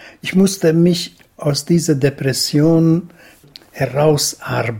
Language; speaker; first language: German; non-native, fluent; Hungarian